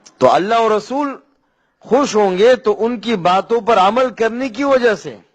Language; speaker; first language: Urdu; non-native, local second language; Pashto